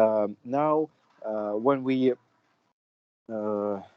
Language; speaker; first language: English; non-native, fluent; Russian